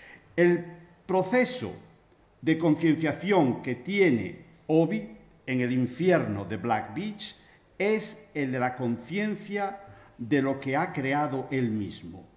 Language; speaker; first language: Spanish; native; Spanish